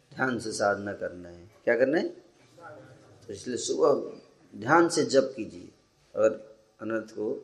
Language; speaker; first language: Hindi; native; Hindi